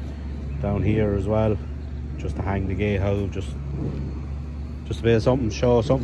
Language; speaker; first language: English; native; English